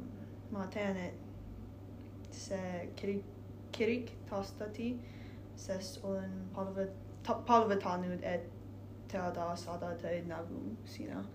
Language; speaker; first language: Estonian; non-native, learner; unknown